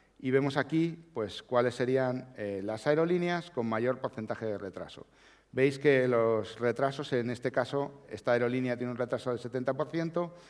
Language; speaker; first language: Spanish; native; Spanish